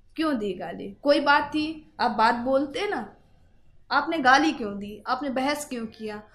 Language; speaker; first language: Hindi; native; Hindi